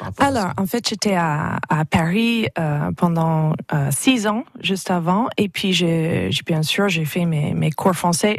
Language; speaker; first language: French; non-native, fluent; English